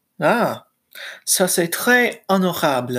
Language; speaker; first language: French; non-native, learner; English